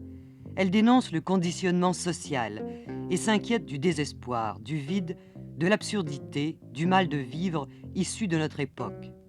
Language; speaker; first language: French; native; French